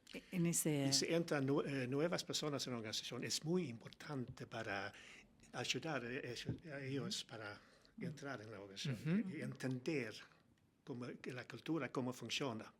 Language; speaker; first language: Spanish; non-native, learner; Swedish